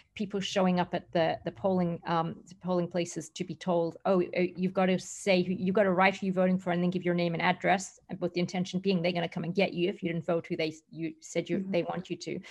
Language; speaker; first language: English; native; English